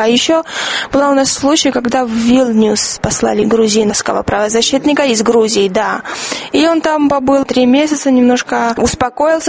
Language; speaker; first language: Russian; non-native, fluent; Georgian